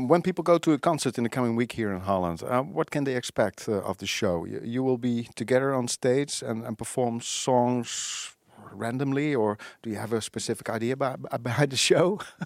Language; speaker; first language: English; non-native, fluent; Dutch